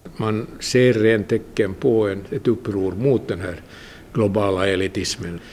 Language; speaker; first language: Swedish; native; Swedish